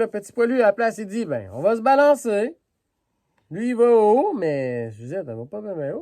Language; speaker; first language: French; native; French